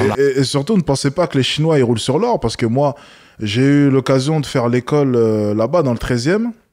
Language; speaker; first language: French; native; French